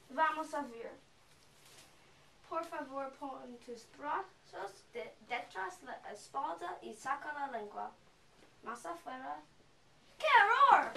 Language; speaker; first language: Spanish; non-native, learner; English